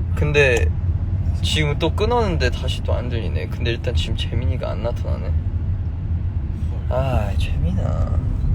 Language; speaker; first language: Korean; early bilingual, other home language; English